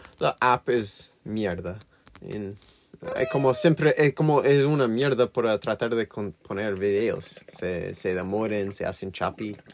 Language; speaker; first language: Spanish; non-native, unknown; English